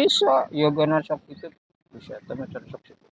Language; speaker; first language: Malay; non-native, local second language; Sundanese